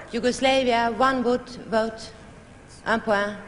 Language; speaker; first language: English; non-native, fluent; Swedish